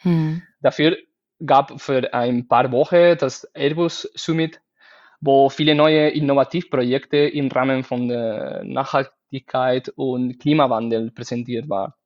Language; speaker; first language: German; non-native, fluent; Spanish